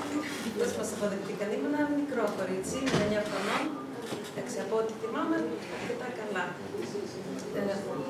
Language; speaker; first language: Greek; early bilingual, other home language; Russian